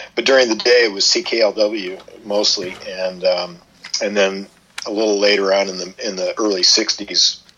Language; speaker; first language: English; native; English